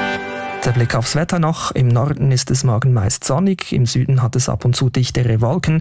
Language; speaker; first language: German; native; German